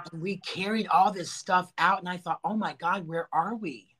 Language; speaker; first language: English; native; English